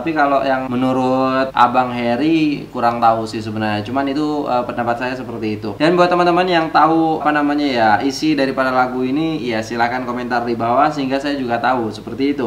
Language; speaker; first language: Indonesian; native; Indonesian